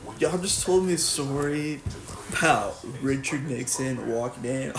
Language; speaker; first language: English; native; English